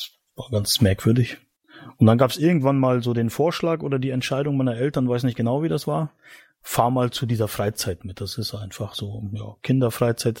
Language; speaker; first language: German; native; German